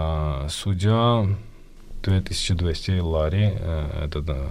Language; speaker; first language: Russian; non-native, fluent; Georgian